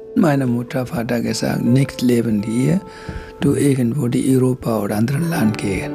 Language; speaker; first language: German; non-native, learner; Tamil